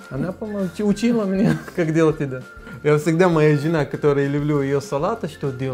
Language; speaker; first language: Russian; non-native, learner; Arabic